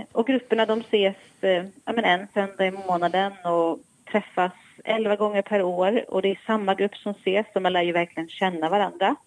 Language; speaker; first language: Swedish; native; Swedish